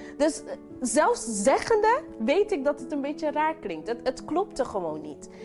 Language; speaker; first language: Dutch; non-native, local second language; English